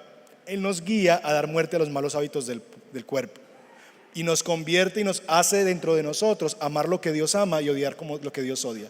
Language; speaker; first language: Spanish; native; Spanish